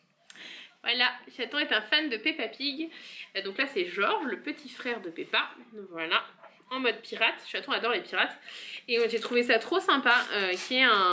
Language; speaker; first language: French; native; French